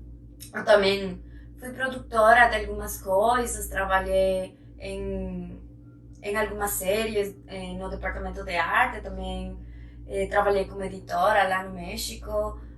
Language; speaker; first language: Portuguese; non-native, fluent; Spanish